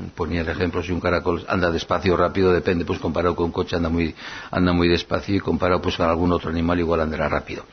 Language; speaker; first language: Spanish; non-native, local second language; Basque